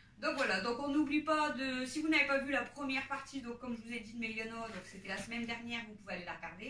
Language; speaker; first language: French; native; French